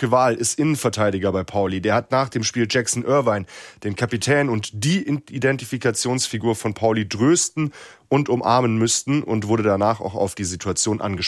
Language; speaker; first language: German; native; German